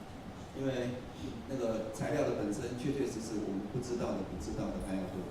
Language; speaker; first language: Chinese; native; Chinese